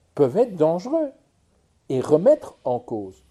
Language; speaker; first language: French; native; French